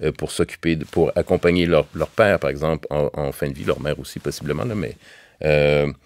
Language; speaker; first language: French; native; French